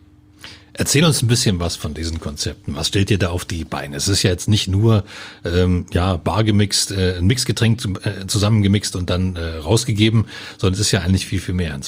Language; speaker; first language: German; native; German